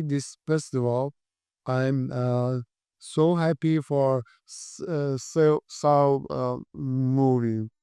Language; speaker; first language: English; non-native, learner; Persian